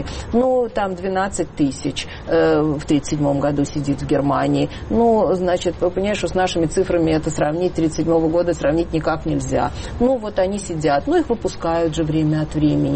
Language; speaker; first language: Russian; native; Russian